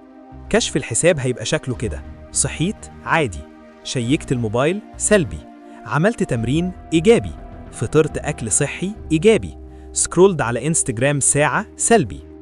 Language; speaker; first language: Arabic; native; Arabic